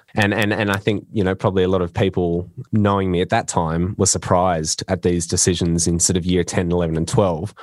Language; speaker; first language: English; native; English